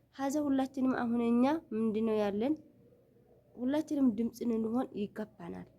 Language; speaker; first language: Amharic; non-native, local second language; Tigrinya